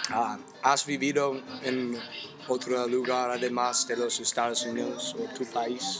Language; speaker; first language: Spanish; non-native, learner; English